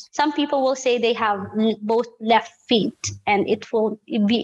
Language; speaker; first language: English; non-native, local second language; Filipino